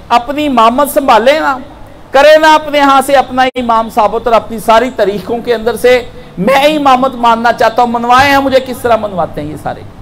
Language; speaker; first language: Urdu; non-native, local second language; Punjabi